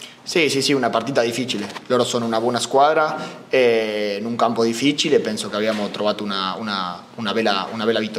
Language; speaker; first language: Italian; non-native, fluent; Spanish